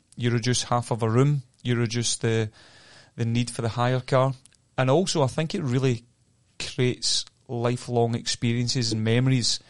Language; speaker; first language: English; native; English